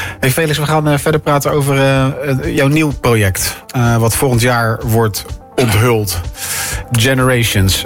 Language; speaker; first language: Dutch; native; Dutch